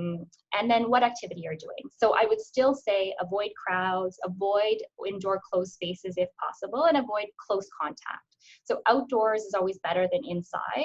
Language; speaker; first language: English; native; English